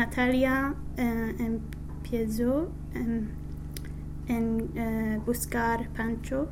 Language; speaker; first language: Spanish; non-native, learner; English